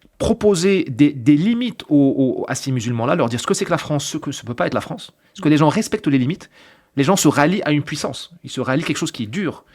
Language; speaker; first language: French; non-native, local second language; Arabic